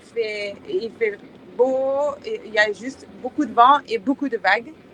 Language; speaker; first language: French; non-native, fluent; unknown